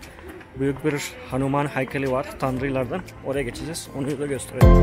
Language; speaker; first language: Turkish; non-native, fluent; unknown